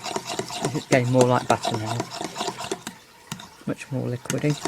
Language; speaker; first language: English; native; English